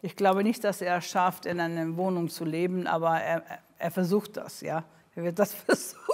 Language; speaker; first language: German; non-native, fluent; English